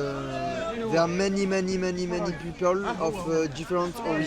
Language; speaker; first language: English; non-native, learner; French